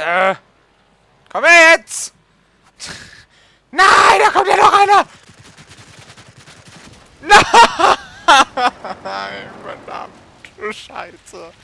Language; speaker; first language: German; native; German